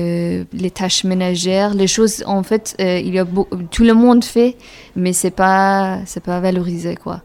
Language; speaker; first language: French; non-native, fluent; Persian